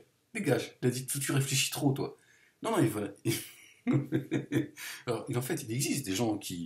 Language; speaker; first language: French; native; French